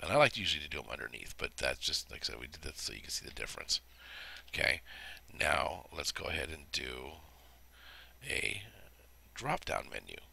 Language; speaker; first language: English; native; English